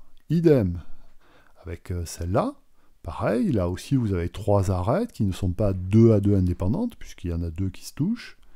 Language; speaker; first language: French; native; French